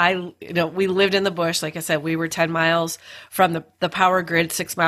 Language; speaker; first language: English; native; English